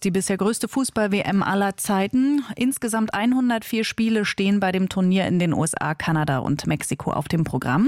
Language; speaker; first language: German; native; German